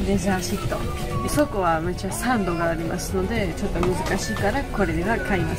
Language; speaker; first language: Japanese; non-native, learner; Georgian